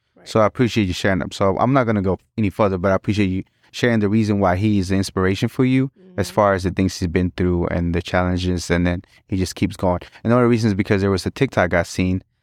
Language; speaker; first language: English; early bilingual, other home language; Spanish